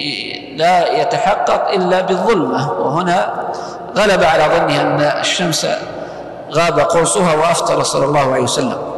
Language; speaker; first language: Arabic; native; Arabic